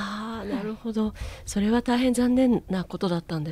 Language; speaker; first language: Japanese; native; Japanese